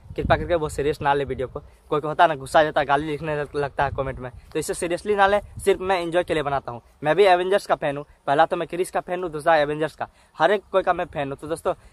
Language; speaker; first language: Hindi; native; Hindi